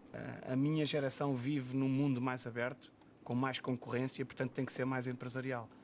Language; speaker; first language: Portuguese; native; Portuguese